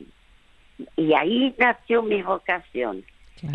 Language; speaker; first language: Spanish; early bilingual, other home language; French